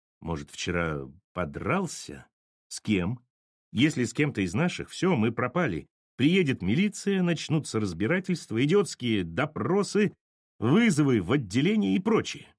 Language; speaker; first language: Russian; native; Russian